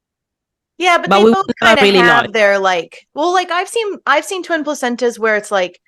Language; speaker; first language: English; native; English